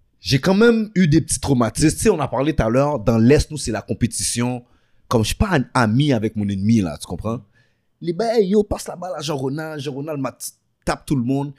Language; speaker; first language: French; early bilingual, other home language; Haitian Creole